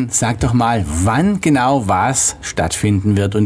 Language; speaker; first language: German; native; German